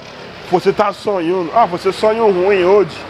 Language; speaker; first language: Portuguese; non-native, learner; Yoruba